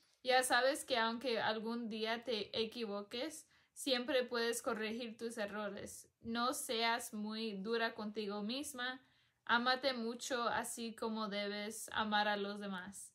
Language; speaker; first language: Spanish; early bilingual, other home language; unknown